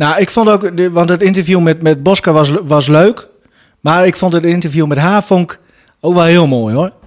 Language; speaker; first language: Dutch; native; Dutch